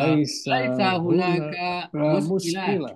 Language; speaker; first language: Arabic; non-native, learner; Indonesian